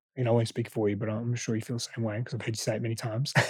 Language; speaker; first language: English; non-native, local second language; Greek